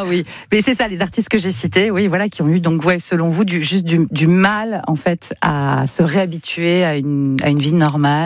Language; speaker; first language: French; native; French